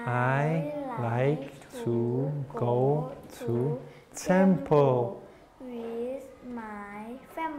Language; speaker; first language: English; non-native, learner; Thai